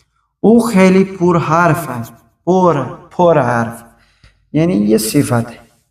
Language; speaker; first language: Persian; non-native, fluent; Urdu